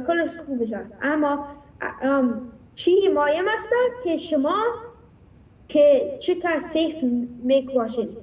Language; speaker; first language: Persian; early bilingual, heritage; Persian